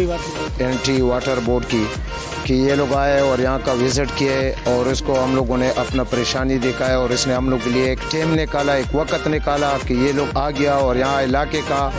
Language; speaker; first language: Hindi; non-native, local second language; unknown